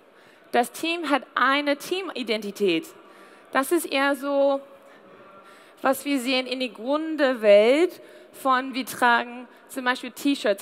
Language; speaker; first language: German; non-native, fluent; English